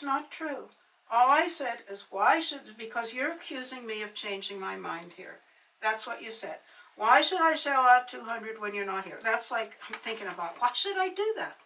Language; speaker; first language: English; native; English